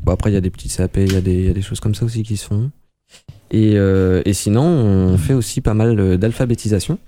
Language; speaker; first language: French; native; French